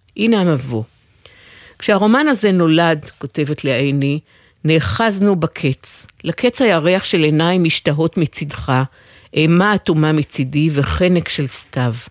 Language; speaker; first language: Hebrew; native; Hebrew